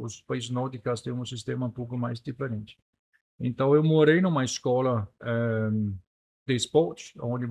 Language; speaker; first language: Portuguese; non-native, fluent; Danish